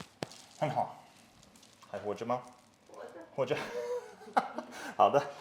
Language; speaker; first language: Chinese; non-native, learner; English